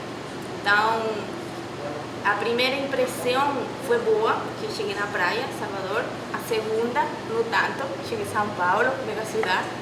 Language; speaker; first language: Portuguese; non-native, fluent; Spanish